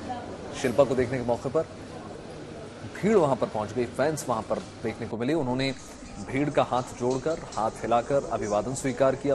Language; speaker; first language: Hindi; native; Hindi